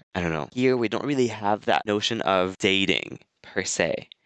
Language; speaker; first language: English; non-native, fluent; French